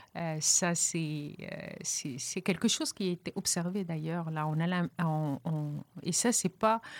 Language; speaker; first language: French; non-native, local second language; Arabic